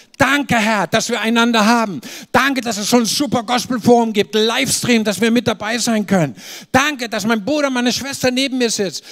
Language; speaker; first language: German; native; German